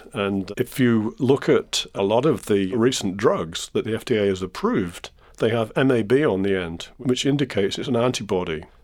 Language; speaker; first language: English; native; English